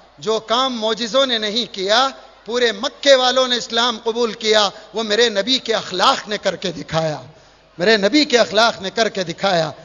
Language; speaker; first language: Urdu; native; Urdu